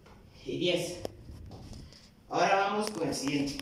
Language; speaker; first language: Spanish; native; Spanish